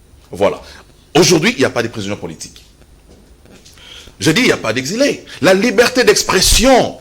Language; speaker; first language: French; non-native, local second language; Lingala